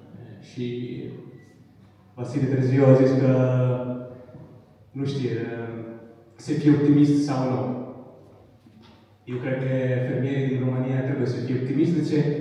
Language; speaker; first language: Romanian; non-native, learner; Italian